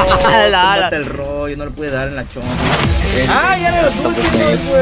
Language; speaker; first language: Spanish; native; Spanish